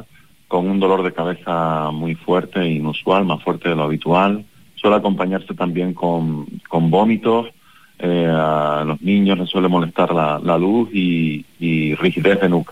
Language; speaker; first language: Spanish; native; Spanish